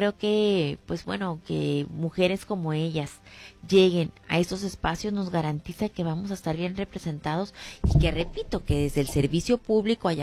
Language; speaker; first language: Spanish; native; Spanish